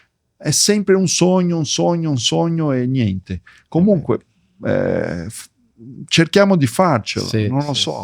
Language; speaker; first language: Italian; early bilingual, heritage; Portuguese